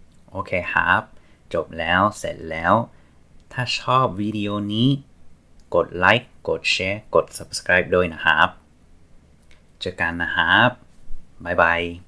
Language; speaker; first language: Thai; non-native, learner; English